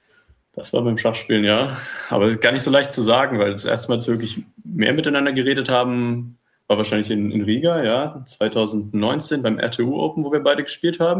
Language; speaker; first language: German; native; German